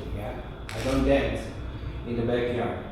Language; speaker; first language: English; non-native, local second language; Indonesian